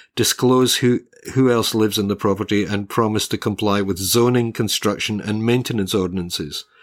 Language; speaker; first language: English; native; English